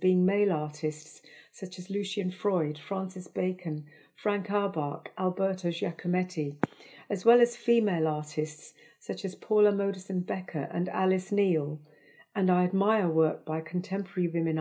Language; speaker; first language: English; native; English